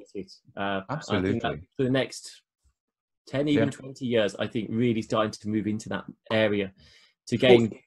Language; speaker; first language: English; native; English